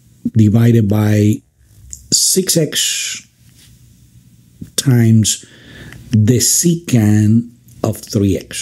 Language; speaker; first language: English; non-native, fluent; Spanish